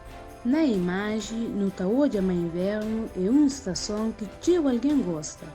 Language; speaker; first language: Portuguese; non-native, local second language; Kabuverdianu